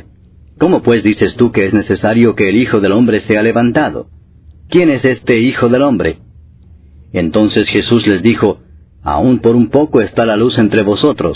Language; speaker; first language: Spanish; native; Spanish